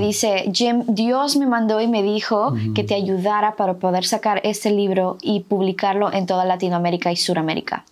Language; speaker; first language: Spanish; native; Spanish